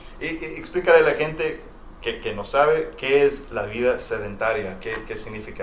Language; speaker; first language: Spanish; non-native, fluent; English